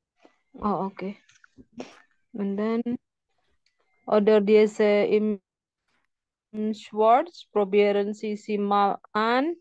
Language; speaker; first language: German; non-native, learner; Indonesian